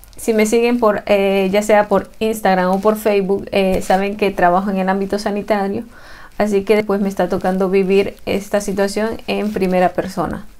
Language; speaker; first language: Spanish; native; Spanish